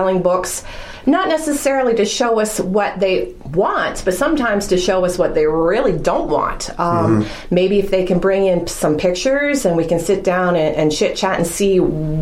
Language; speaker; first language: English; native; English